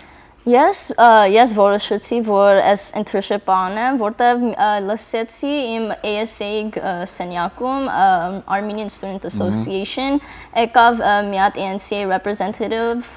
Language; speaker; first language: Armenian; early bilingual, heritage; Armenian